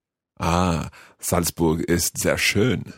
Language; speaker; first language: German; non-native, learner; English